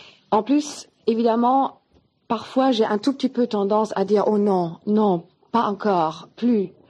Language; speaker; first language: French; non-native, fluent; German